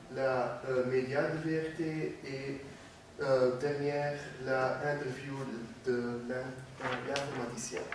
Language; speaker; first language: French; non-native, learner; Dutch